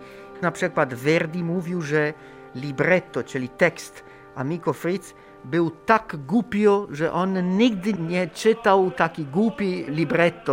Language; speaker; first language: Polish; non-native, learner; Italian